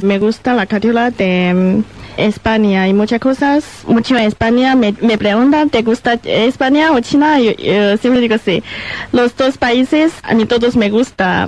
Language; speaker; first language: Spanish; non-native, learner; Chinese